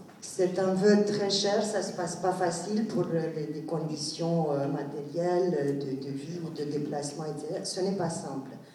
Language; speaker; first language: French; non-native, fluent; Romanian